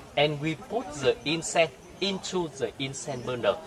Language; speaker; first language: English; non-native, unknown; Vietnamese